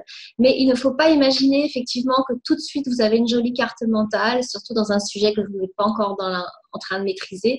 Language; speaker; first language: French; native; French